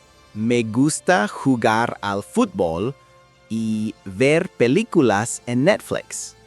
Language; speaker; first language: Spanish; non-native, learner; English